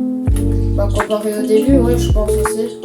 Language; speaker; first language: French; native; French